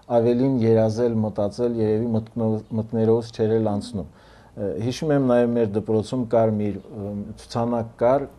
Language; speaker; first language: Armenian; native; Armenian